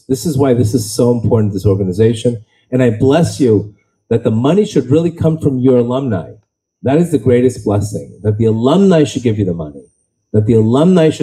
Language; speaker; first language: English; native; English